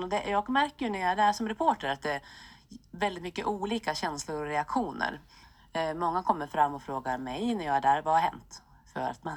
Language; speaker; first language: Swedish; native; Swedish